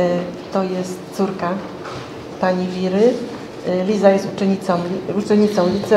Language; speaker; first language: Polish; native; Polish